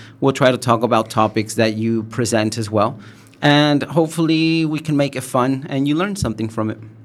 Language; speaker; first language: English; early bilingual, other home language; Spanish